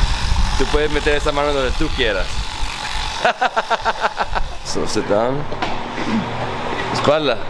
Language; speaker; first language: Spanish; non-native, learner; English